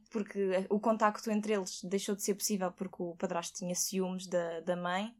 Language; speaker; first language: Portuguese; native; Portuguese